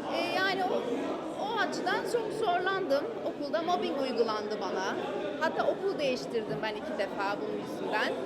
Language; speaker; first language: Turkish; early bilingual, other home language; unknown